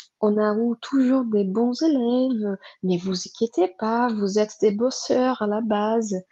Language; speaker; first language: French; non-native, fluent; Portuguese